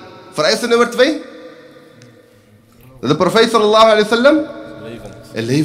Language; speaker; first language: Dutch; early bilingual, other home language; Urdu